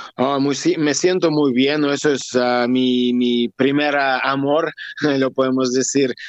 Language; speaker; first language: Spanish; non-native, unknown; Russian